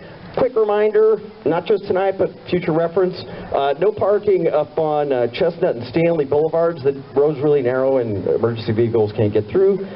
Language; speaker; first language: English; native; English